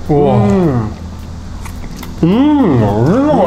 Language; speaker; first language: Korean; non-native, learner; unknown